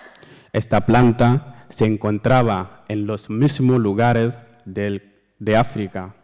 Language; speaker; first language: Spanish; non-native, learner; Fula